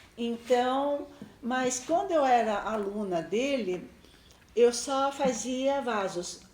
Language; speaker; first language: Portuguese; early bilingual, other home language; Chinese